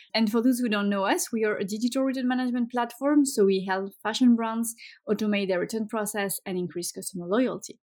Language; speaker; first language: English; non-native, fluent; Swedish